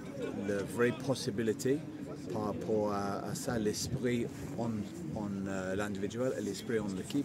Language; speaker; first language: French; non-native, fluent; English